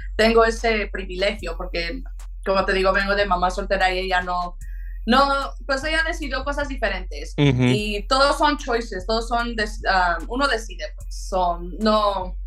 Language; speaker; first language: Spanish; early bilingual, heritage; Spanish